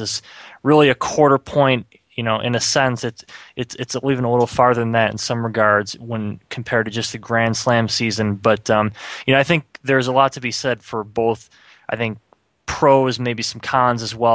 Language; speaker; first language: English; native; English